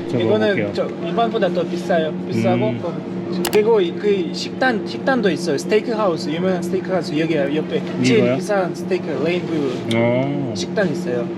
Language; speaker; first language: Korean; non-native, learner; Russian